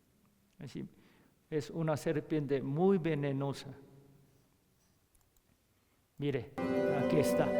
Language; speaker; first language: Spanish; non-native, learner; Korean